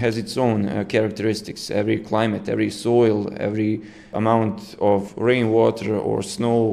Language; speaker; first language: English; non-native, fluent; Serbian